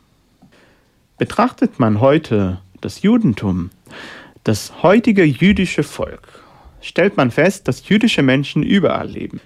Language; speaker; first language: German; non-native, fluent; Hebrew